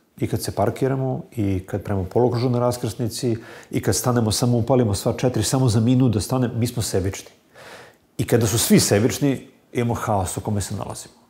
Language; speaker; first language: Serbian; native; Serbian